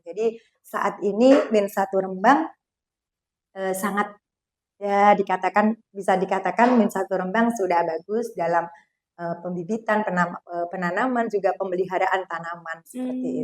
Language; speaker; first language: Indonesian; non-native, local second language; Javanese